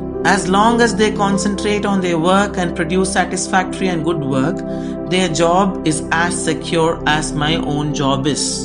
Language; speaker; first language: English; non-native, local second language; Tamil